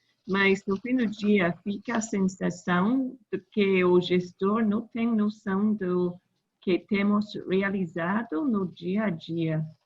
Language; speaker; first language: Portuguese; non-native, learner; English